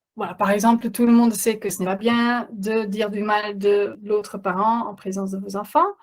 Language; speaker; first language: French; non-native, fluent; Dutch